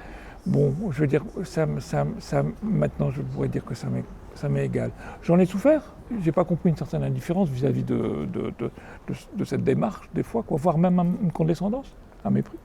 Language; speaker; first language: French; native; French